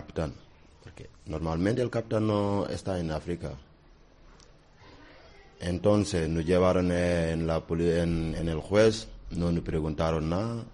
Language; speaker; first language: Spanish; non-native, learner; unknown